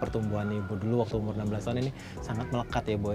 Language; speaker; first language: Indonesian; native; Indonesian